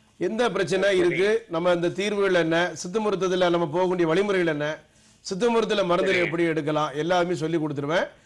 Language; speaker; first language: Tamil; native; Tamil